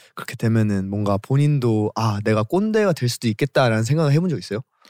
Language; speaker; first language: Korean; native; Korean